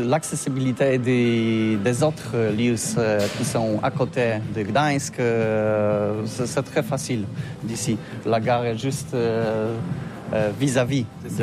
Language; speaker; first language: French; non-native, learner; Polish